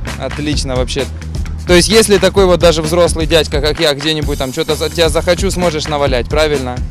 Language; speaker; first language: Russian; native; Russian